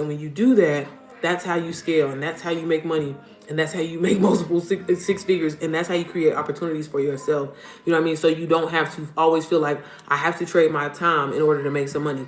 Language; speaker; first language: English; native; English